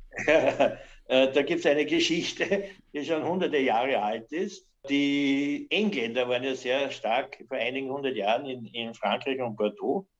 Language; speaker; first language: German; native; German